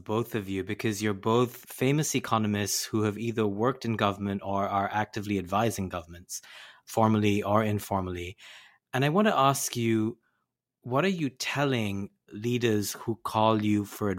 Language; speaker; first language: English; non-native, local second language; Hindi